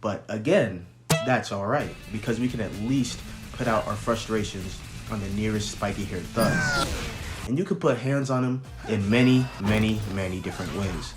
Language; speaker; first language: English; native; English